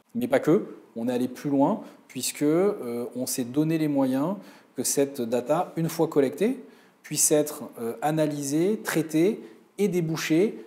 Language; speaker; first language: French; native; French